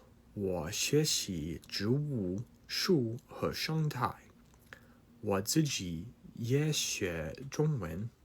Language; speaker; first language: Chinese; non-native, learner; English